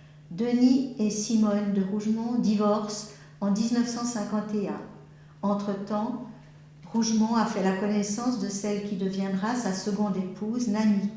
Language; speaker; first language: French; native; French